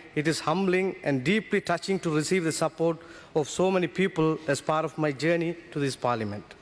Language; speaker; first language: English; non-native, local second language; Tamil